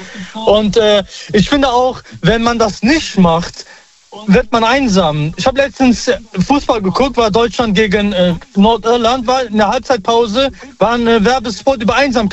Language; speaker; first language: German; early bilingual, other home language; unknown